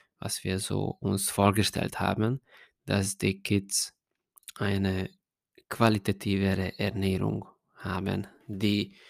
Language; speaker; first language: German; non-native, fluent; Hungarian